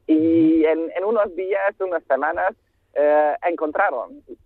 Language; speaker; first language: Spanish; non-native, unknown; Hungarian